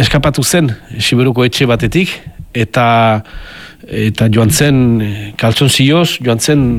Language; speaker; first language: Basque; native; Basque